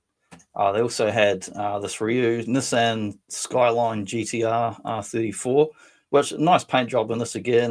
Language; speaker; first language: English; native; English